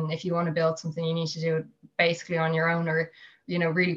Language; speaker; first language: English; native; English